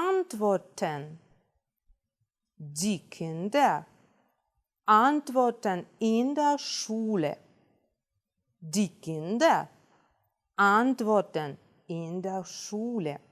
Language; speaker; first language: German; non-native, fluent; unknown